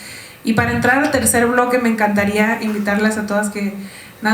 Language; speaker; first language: Spanish; native; Spanish